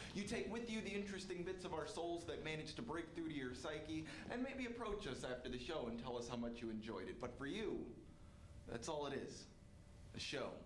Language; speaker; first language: English; native; English